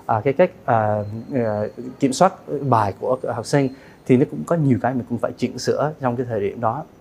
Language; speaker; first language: Vietnamese; early bilingual, heritage; Vietnamese